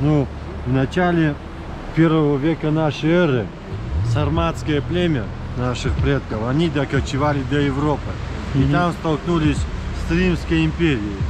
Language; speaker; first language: Russian; native; Russian